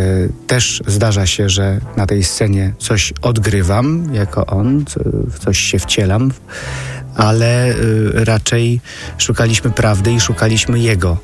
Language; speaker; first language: Polish; native; Polish